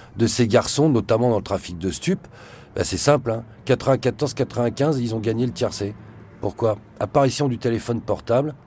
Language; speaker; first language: French; native; French